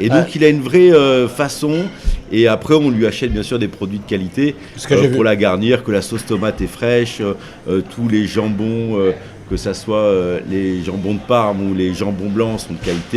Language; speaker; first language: French; native; French